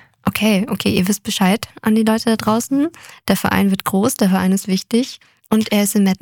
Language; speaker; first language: German; native; German